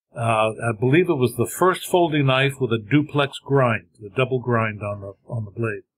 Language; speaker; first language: English; native; English